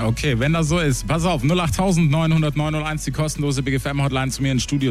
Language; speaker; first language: German; native; German